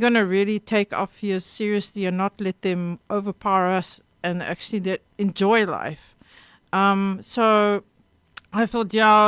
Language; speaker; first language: English; native; English